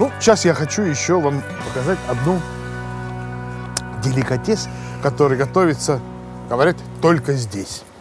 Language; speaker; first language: Russian; non-native, fluent; Finnish